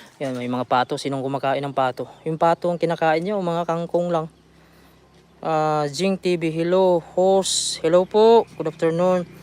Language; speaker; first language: Filipino; non-native, local second language; Cebuano